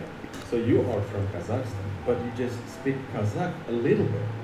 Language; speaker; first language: English; non-native, fluent; Indonesian